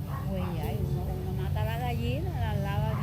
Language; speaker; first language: Spanish; native; Spanish